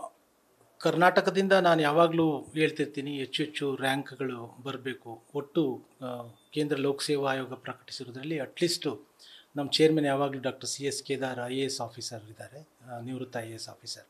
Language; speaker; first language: Kannada; native; Kannada